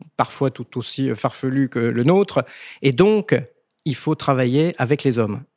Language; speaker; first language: French; native; French